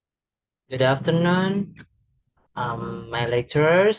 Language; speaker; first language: English; non-native, fluent; Indonesian